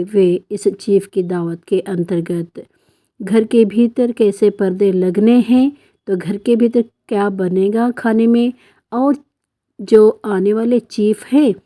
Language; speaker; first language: Hindi; non-native, local second language; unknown